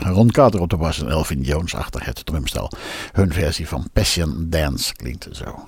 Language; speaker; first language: Dutch; native; Dutch